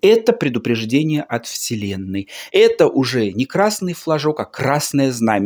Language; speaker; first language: Russian; native; Russian